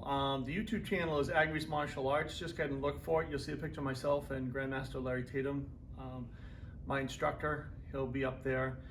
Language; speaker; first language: English; native; English